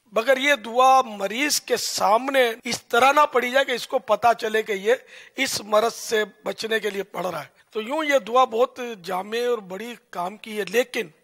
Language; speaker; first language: Urdu; native; Urdu